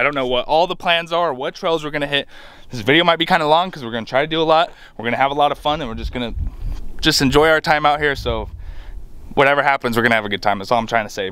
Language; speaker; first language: English; native; English